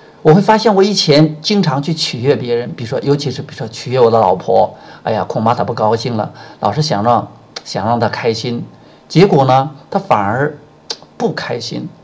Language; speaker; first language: Chinese; native; Chinese